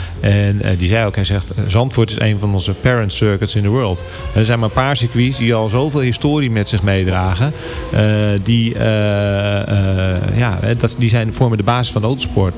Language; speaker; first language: Dutch; native; Dutch